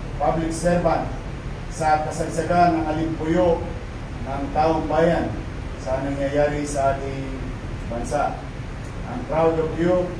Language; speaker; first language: Filipino; native; Filipino